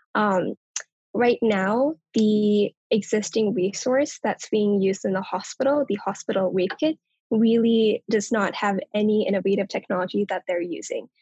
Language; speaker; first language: English; non-native, local second language; Nepali